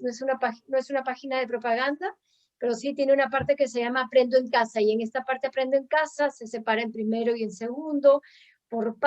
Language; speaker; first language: Spanish; native; Spanish